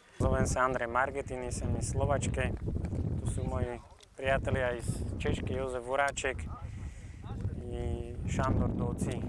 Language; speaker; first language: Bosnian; non-native, learner; Slovak